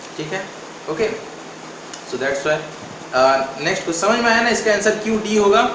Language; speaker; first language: Hindi; non-native, local second language; Odia